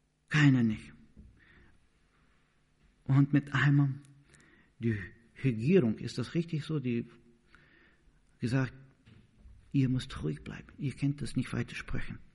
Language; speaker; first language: German; non-native, learner; Portuguese